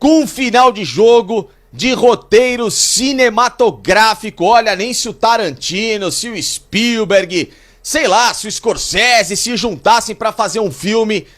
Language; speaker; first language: Portuguese; native; Portuguese